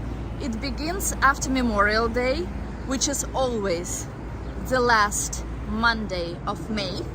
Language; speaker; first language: English; non-native, fluent; Russian